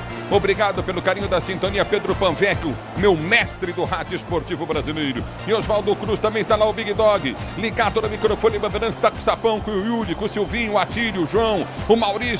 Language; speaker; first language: Portuguese; native; Portuguese